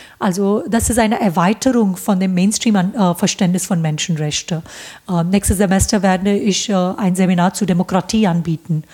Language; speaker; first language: German; non-native, fluent; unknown